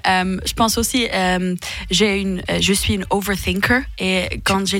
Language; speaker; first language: French; non-native, local second language; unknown